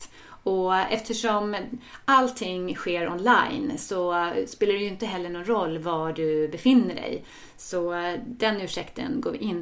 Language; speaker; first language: Swedish; native; Swedish